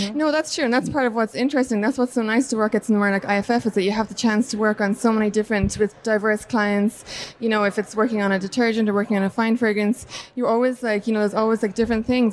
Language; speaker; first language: English; native; English